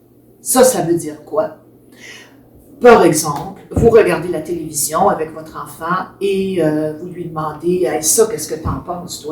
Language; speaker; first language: French; native; French